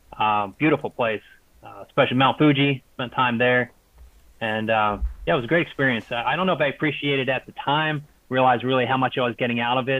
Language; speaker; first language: English; native; English